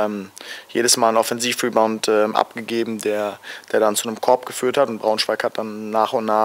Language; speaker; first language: German; native; German